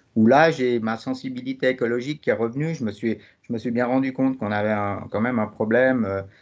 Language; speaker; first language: French; native; French